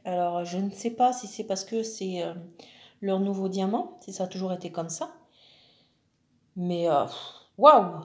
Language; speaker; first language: French; native; French